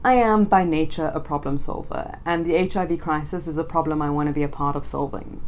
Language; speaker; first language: English; native; English